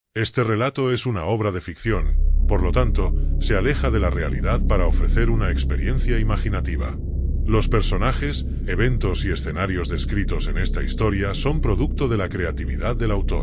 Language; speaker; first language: Spanish; native; Spanish